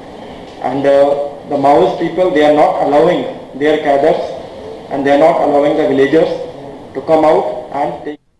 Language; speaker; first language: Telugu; non-native, learner; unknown